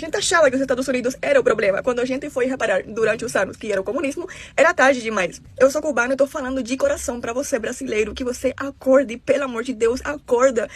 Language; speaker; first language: Portuguese; non-native, fluent; Spanish